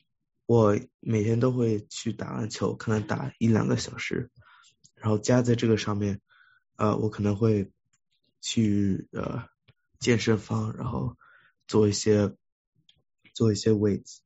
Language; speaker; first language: Chinese; early bilingual, heritage; Chinese